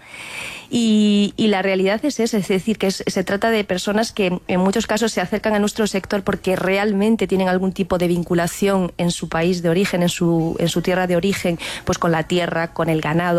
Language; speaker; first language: Spanish; native; Spanish